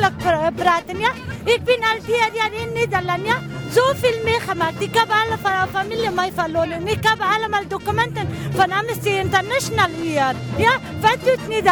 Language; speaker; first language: Dutch; non-native, learner; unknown